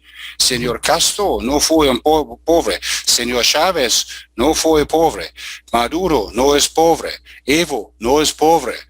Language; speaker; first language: Spanish; non-native, fluent; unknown